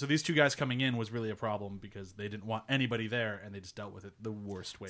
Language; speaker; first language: English; native; English